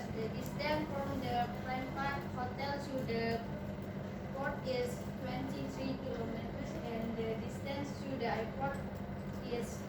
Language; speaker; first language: English; non-native, learner; Indonesian